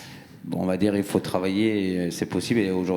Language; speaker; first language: French; non-native, fluent; Persian